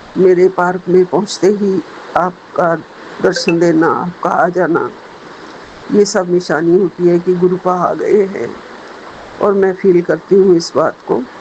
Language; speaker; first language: Hindi; native; Hindi